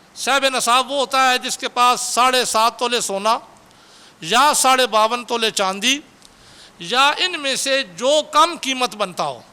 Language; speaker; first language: Urdu; non-native, local second language; Punjabi